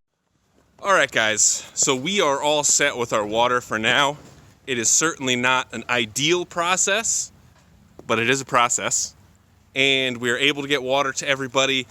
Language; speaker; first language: English; native; English